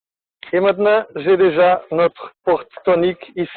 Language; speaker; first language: French; non-native, fluent; Portuguese